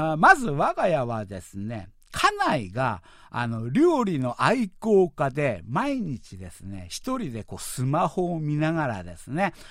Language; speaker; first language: Japanese; non-native, fluent; Korean